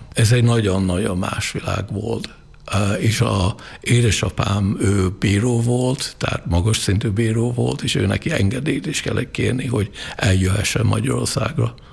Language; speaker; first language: Hungarian; non-native, fluent; English